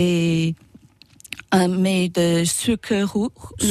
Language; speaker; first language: French; non-native, learner; Chinese